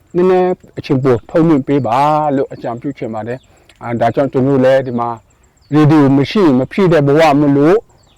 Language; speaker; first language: Burmese; non-native, local second language; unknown